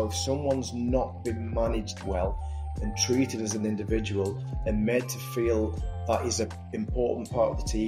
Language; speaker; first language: English; native; English